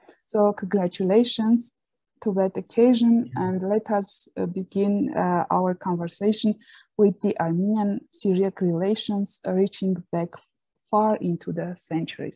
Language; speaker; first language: English; non-native, fluent; Armenian